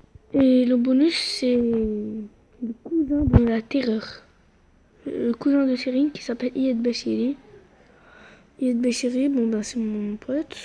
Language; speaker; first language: French; non-native, local second language; Arabic